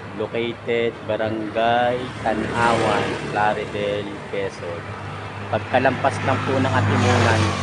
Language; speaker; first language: Filipino; native; Filipino